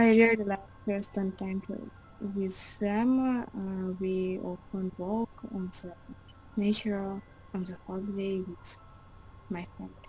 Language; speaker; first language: English; non-native, learner; Russian